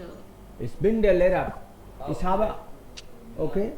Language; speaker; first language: German; non-native, fluent; Hindi